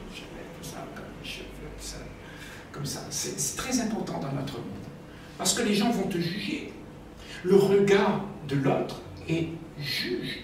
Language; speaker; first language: French; native; French